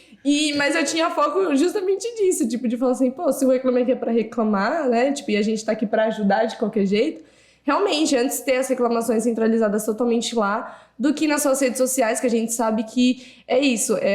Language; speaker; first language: Portuguese; native; Portuguese